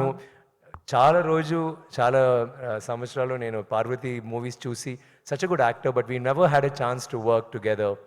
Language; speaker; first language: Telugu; non-native, learner; Tamil